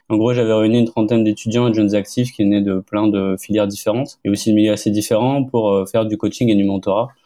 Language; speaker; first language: French; early bilingual, other home language; Arabic